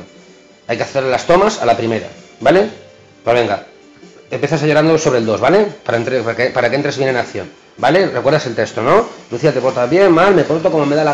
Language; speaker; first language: Spanish; native; Spanish